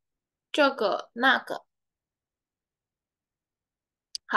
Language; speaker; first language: Chinese; non-native, fluent; Indonesian